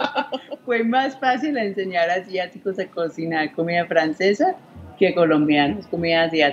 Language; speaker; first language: Spanish; non-native, fluent; English